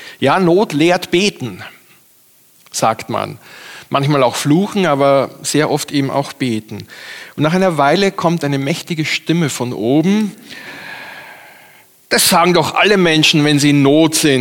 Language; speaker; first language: German; native; German